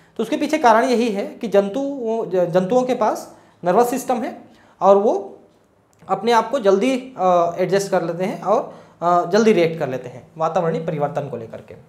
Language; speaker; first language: Hindi; native; Hindi